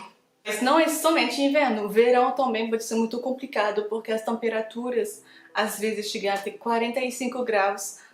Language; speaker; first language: Portuguese; non-native, fluent; French